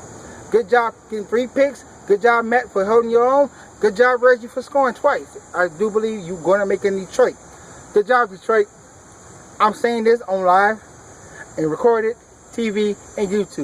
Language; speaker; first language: English; native; English